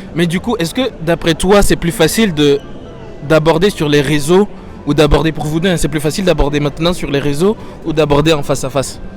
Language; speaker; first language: French; native; French